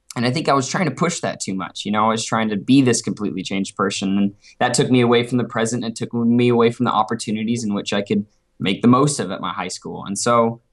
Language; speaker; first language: English; native; English